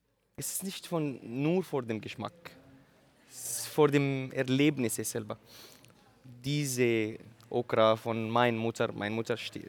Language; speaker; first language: German; non-native, learner; Arabic